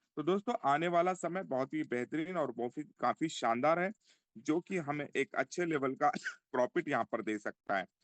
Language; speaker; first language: Hindi; non-native, local second language; Marathi